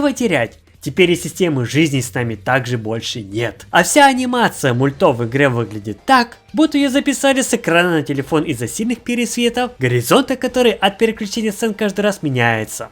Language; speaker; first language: Russian; native; Russian